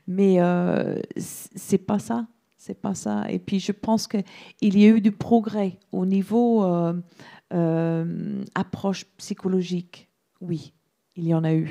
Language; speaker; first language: French; non-native, fluent; English